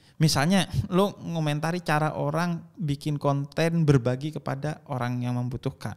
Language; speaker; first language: Indonesian; native; Indonesian